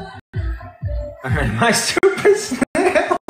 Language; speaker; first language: English; native; English